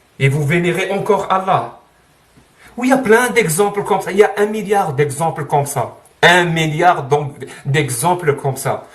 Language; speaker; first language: French; non-native, local second language; Arabic